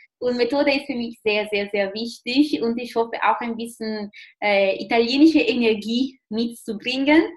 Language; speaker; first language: German; non-native, fluent; Italian